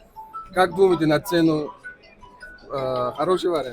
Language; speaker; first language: Russian; non-native, local second language; Uzbek